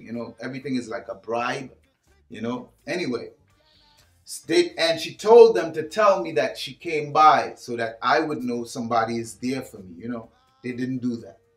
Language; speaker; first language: English; native; English